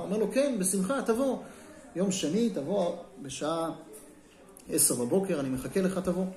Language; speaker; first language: Hebrew; native; Hebrew